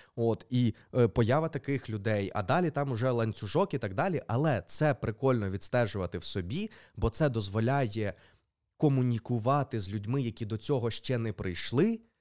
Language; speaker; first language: Ukrainian; native; Ukrainian